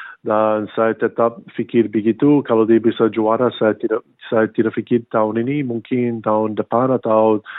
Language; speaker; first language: Indonesian; early bilingual, heritage; English